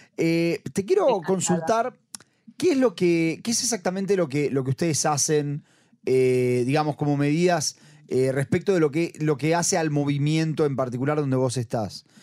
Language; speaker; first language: Spanish; native; Spanish